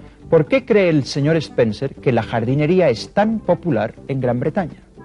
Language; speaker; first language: Spanish; native; Spanish